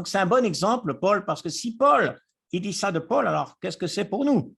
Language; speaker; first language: French; native; French